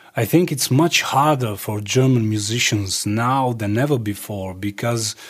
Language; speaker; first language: English; early bilingual, other home language; Croatian